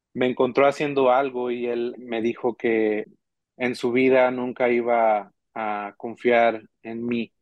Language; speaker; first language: Spanish; native; Spanish